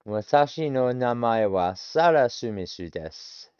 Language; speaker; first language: Japanese; non-native, learner; English